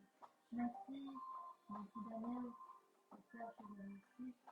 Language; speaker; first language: French; non-native, learner; Chinese